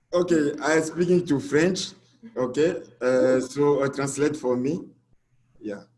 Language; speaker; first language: English; non-native, learner; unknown